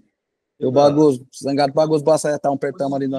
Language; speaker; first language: Indonesian; non-native, fluent; Portuguese